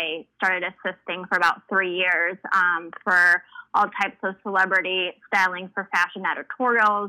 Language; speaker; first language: English; early bilingual, other home language; Spanish